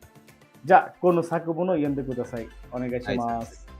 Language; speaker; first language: Japanese; non-native, fluent; Bangla